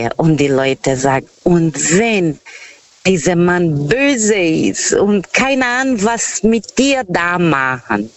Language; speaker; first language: German; non-native, learner; Portuguese